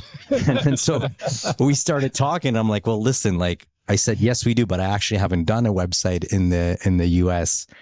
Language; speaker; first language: English; early bilingual, other home language; Polish